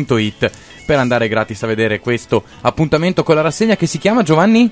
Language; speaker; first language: Italian; native; Italian